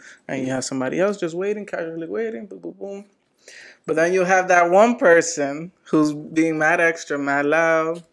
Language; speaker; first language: English; early bilingual, other home language; Spanish